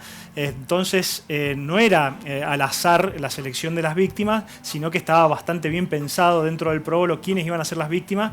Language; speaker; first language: Spanish; native; Spanish